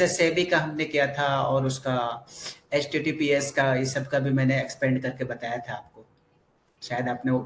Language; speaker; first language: Hindi; native; Hindi